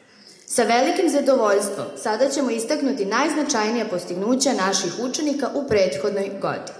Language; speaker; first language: Serbian; native; Serbian